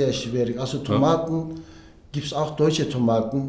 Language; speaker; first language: German; non-native, learner; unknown